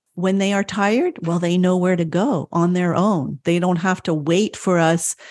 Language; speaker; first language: English; early bilingual, other home language; French